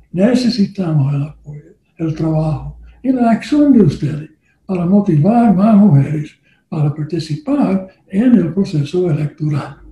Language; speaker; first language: Spanish; non-native, learner; English